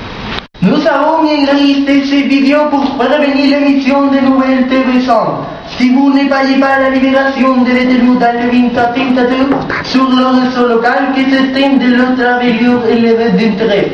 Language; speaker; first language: French; non-native, learner; Spanish